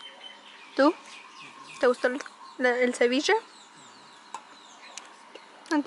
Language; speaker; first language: Spanish; early bilingual, heritage; Spanish